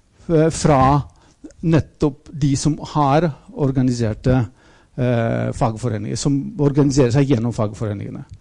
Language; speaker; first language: Norwegian; non-native, fluent; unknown